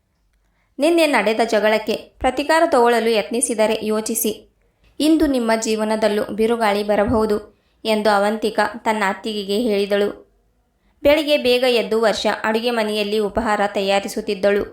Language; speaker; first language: Kannada; native; Kannada